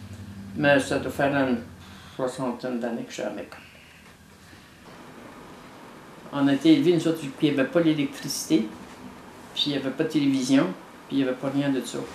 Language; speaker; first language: French; native; French